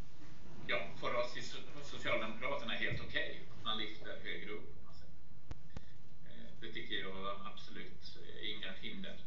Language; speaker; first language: Swedish; non-native, fluent; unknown